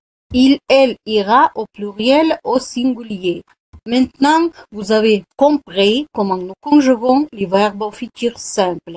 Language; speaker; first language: French; non-native, fluent; Kazakh